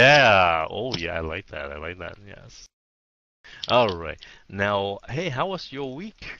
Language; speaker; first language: English; early bilingual, heritage; Vietnamese